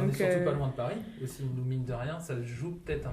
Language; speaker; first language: French; native; French